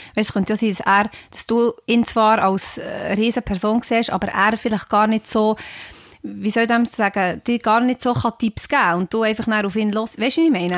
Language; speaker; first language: German; native; German